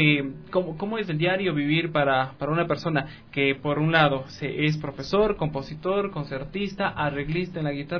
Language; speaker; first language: Spanish; native; Spanish